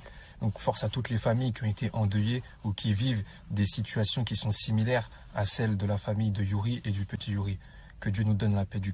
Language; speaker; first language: French; native; French